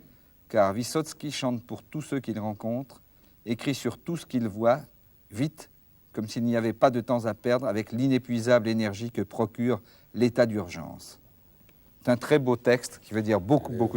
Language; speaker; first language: French; native; French